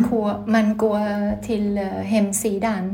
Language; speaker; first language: Swedish; non-native, learner; Thai